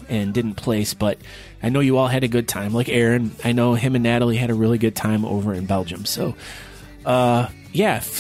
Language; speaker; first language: English; native; English